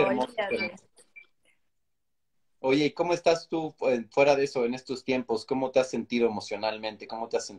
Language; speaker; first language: Spanish; native; Spanish